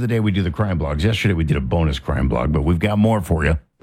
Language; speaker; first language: English; native; English